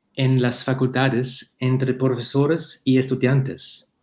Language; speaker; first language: Spanish; non-native, fluent; German